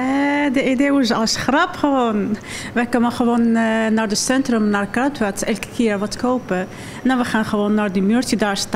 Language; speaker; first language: Dutch; non-native, learner; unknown